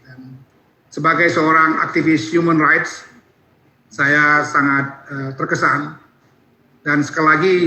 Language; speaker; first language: Indonesian; native; Indonesian